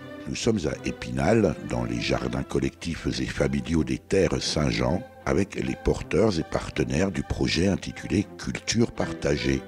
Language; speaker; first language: French; native; French